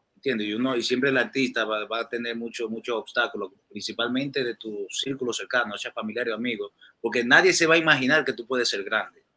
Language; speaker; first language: Spanish; native; Spanish